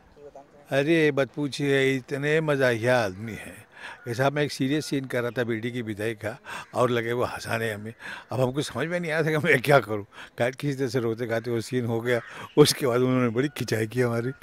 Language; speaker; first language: Hindi; native; Hindi